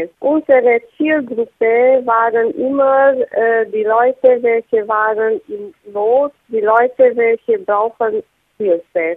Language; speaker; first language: German; non-native, learner; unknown